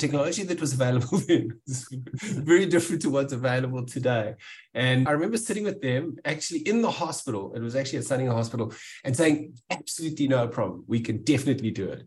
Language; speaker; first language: English; native; English